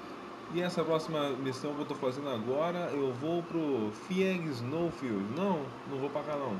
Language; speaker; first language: Portuguese; native; Portuguese